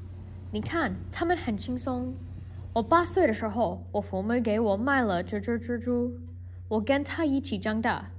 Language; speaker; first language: Chinese; non-native, learner; English